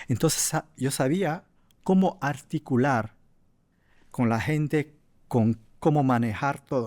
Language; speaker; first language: Spanish; non-native, fluent; Portuguese